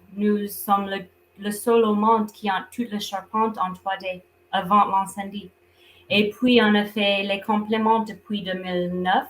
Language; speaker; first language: French; non-native, fluent; English